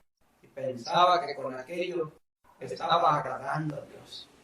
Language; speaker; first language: Spanish; native; Spanish